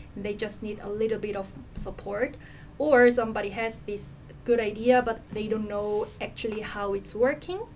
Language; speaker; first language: English; non-native, fluent; Korean